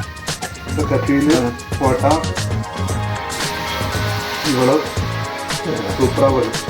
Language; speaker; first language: Tamil; non-native, learner; Malayalam